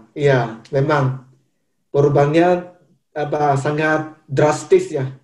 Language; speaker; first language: Indonesian; non-native, fluent; Chinese